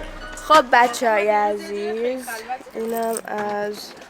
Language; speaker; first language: Persian; native; Persian